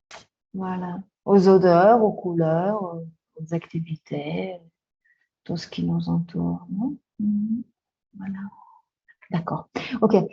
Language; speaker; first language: French; non-native, fluent; Spanish